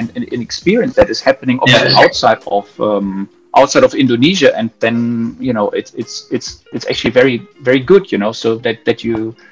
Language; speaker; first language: English; non-native, fluent; German